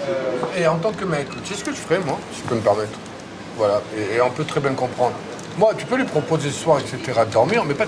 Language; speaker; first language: French; native; French